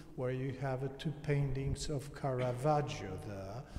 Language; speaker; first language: English; non-native, fluent; Polish